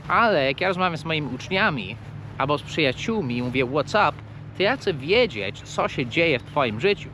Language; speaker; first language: Polish; non-native, fluent; English